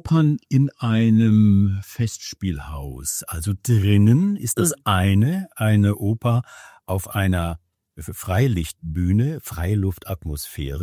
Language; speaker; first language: German; native; German